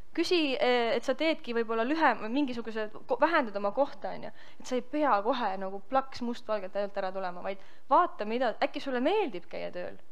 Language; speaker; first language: Estonian; native; Estonian